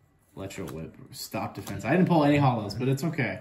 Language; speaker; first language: English; native; English